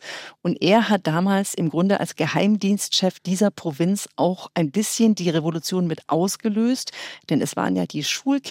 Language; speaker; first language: German; native; German